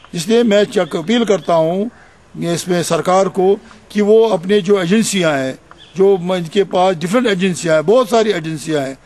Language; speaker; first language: Urdu; non-native, local second language; Kashmiri